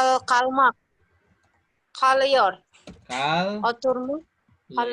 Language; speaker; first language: Turkish; non-native, learner; Indonesian